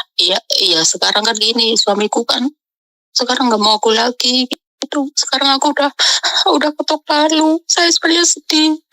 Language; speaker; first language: Indonesian; non-native, local second language; Javanese